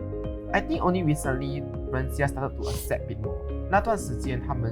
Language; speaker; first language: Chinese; non-native, local second language; English